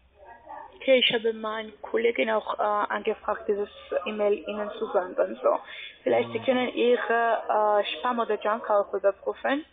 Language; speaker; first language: German; non-native, learner; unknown